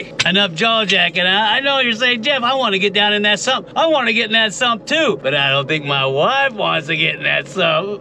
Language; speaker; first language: English; native; English